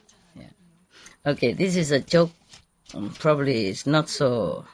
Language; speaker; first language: English; non-native, fluent; Vietnamese